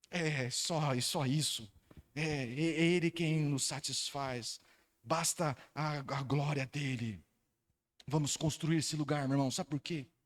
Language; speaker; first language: Portuguese; native; Portuguese